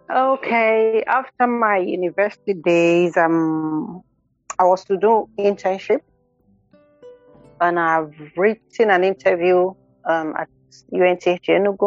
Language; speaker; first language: English; non-native, local second language; Igbo